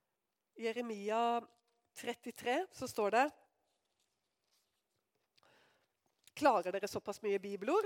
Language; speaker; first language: Norwegian; native; Norwegian